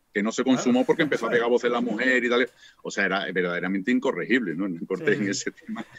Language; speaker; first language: Spanish; native; Spanish